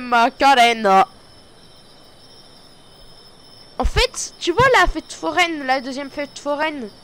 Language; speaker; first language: French; native; French